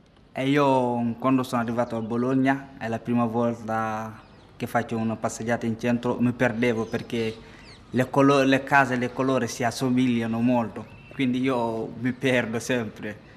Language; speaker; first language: Italian; non-native, learner; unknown